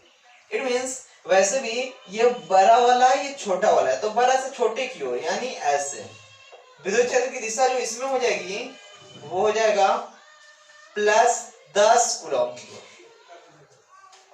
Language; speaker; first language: Hindi; native; Hindi